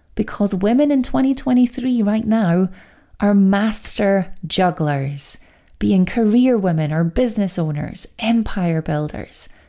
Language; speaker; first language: English; native; English